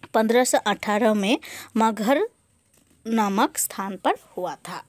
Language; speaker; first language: Hindi; non-native, local second language; Assamese